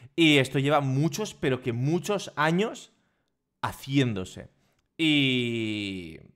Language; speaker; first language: Spanish; native; Spanish